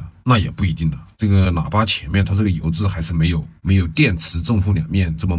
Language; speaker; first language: Chinese; native; Chinese